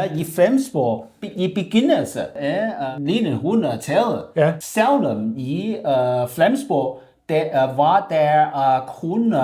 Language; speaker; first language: Danish; non-native, learner; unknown